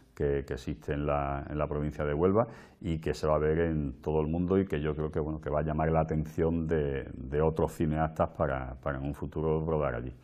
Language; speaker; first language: Spanish; native; Spanish